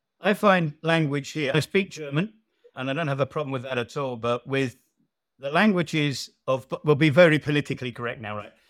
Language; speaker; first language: English; native; English